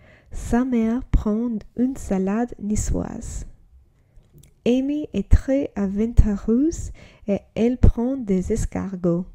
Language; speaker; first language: French; non-native, learner; English